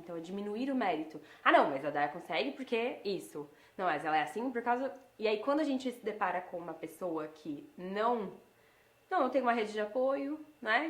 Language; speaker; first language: Portuguese; native; Portuguese